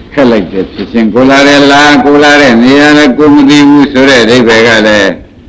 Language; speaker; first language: Burmese; native; Burmese